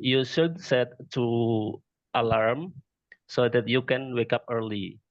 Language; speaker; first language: English; non-native, learner; Indonesian